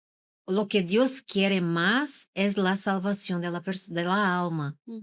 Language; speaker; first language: Spanish; non-native, learner; Portuguese